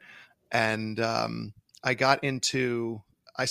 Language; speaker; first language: English; native; English